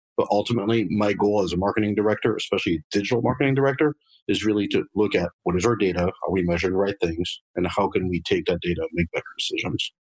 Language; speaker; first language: English; non-native, fluent; French